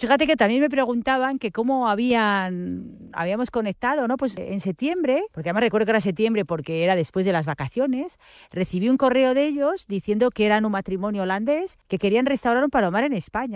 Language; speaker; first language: Spanish; native; Spanish